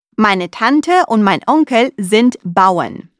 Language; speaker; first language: German; non-native, fluent; Russian